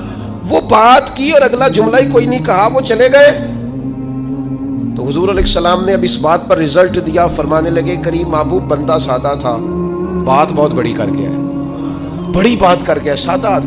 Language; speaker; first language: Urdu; non-native, local second language; Punjabi